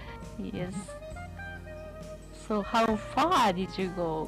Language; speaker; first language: English; non-native, learner; Japanese